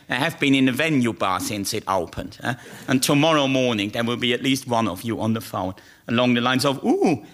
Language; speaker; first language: English; non-native, fluent; German